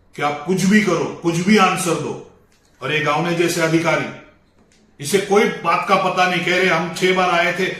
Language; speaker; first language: Hindi; non-native, local second language; Marathi